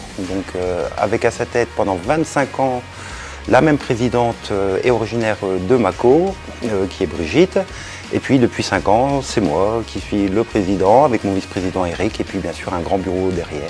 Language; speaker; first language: French; native; French